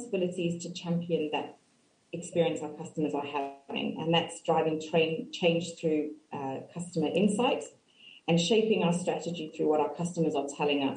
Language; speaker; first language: English; native; English